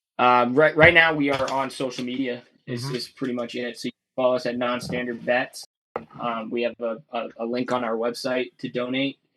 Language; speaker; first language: English; native; English